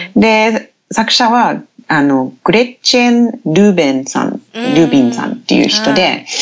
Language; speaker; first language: Japanese; non-native, fluent; English